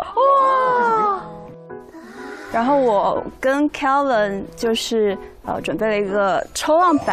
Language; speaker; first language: Chinese; native; Chinese